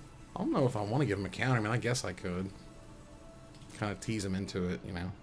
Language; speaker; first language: English; native; English